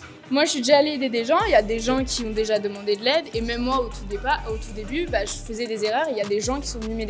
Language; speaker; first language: French; native; French